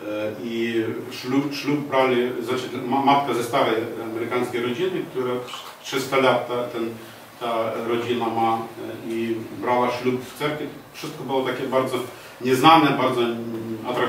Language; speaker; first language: Polish; non-native, fluent; Ukrainian